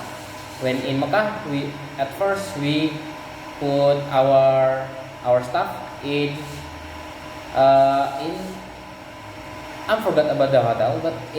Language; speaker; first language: English; non-native, learner; Indonesian